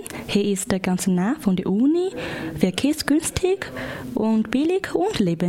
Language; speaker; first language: German; non-native, fluent; Chinese